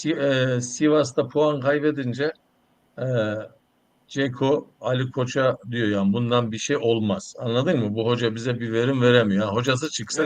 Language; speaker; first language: Turkish; native; Turkish